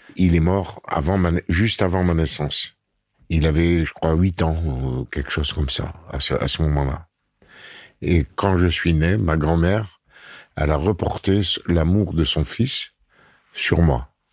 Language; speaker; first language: French; native; French